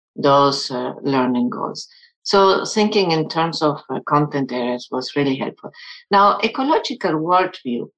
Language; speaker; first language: English; non-native, fluent; German